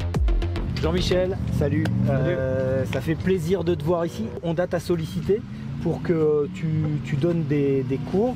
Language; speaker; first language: French; native; French